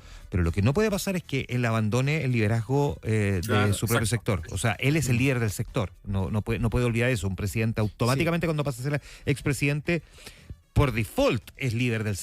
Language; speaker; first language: Spanish; native; Spanish